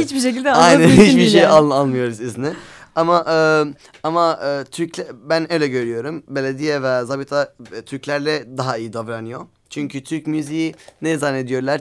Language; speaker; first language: Turkish; non-native, learner; Arabic